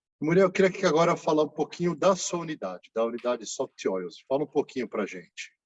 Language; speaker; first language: Portuguese; native; Portuguese